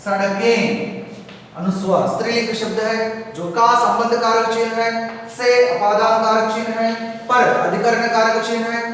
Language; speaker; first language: Hindi; non-native, local second language; Telugu